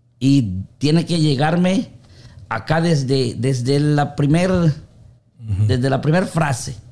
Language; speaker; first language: Spanish; native; Spanish